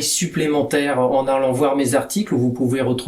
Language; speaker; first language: French; native; French